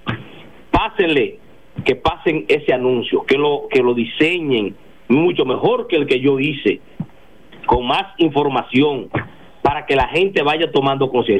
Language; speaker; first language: Spanish; native; Spanish